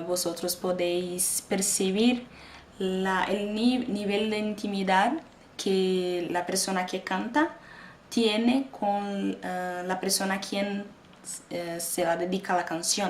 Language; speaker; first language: Spanish; non-native, fluent; Portuguese